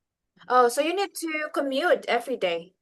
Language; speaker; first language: English; non-native, learner; Indonesian